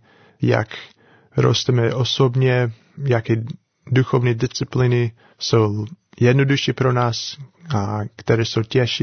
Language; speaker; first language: Czech; non-native, learner; English